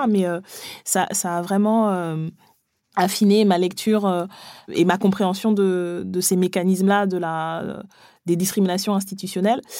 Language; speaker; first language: French; early bilingual, other home language; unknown